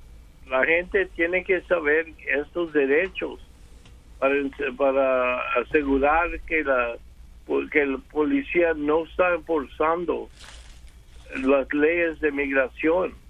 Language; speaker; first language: Spanish; early bilingual, other home language; English